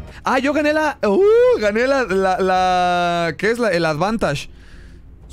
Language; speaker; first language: Spanish; native; Spanish